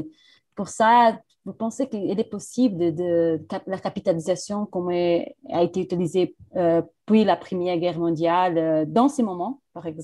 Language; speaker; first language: French; non-native, fluent; Portuguese